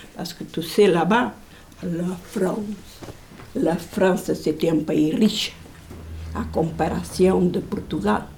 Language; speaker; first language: French; non-native, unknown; Portuguese